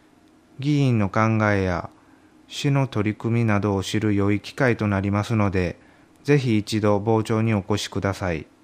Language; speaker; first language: Japanese; native; Japanese